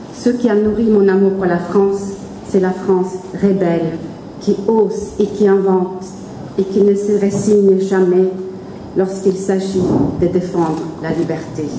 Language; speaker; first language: French; non-native, fluent; Norwegian